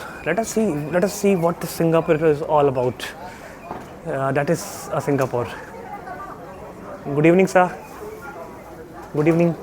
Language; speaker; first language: English; non-native, local second language; Hindi